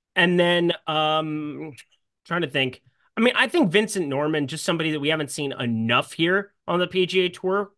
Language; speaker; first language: English; native; English